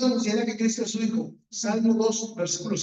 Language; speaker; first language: Spanish; native; Spanish